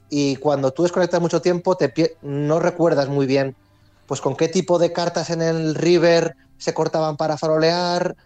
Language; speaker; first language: Spanish; native; Spanish